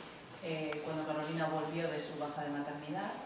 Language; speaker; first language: Spanish; native; Spanish